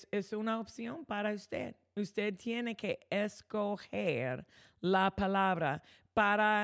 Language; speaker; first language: Spanish; non-native, fluent; English